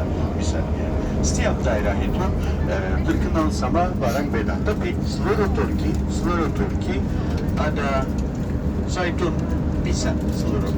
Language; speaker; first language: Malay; non-native, fluent; Turkish